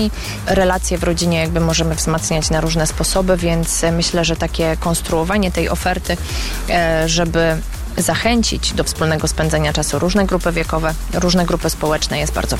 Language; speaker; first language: Polish; native; Polish